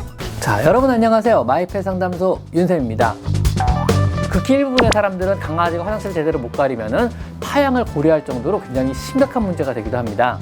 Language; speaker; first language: Korean; native; Korean